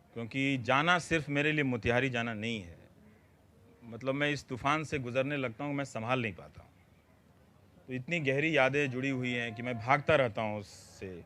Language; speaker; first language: Hindi; non-native, local second language; Bhojpuri